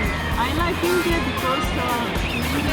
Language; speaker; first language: English; non-native, learner; Russian